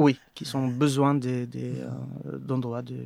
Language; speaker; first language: French; non-native, learner; Arabic